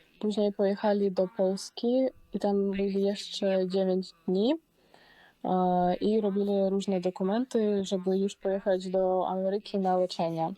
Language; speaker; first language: Polish; non-native, fluent; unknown